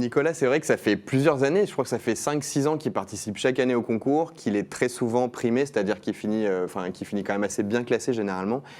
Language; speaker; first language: French; native; French